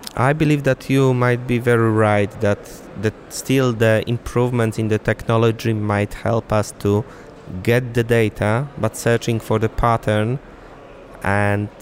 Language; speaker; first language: English; non-native, fluent; Polish